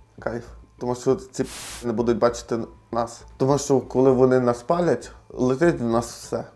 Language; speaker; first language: Ukrainian; native; Ukrainian